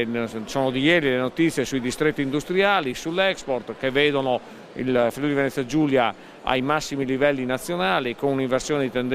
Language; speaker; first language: Italian; native; Italian